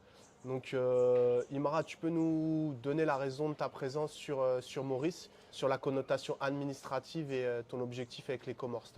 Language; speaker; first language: French; native; French